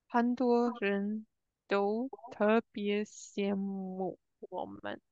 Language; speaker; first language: Chinese; non-native, learner; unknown